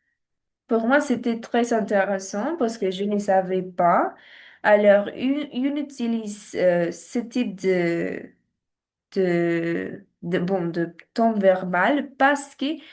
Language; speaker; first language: French; non-native, learner; Spanish